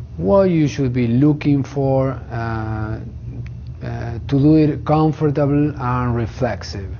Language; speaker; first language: English; non-native, fluent; Spanish